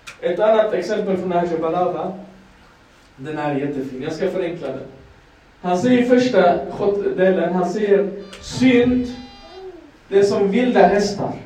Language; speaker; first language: Swedish; non-native, fluent; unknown